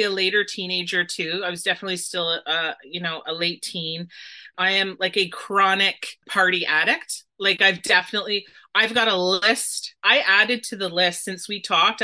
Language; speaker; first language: English; native; English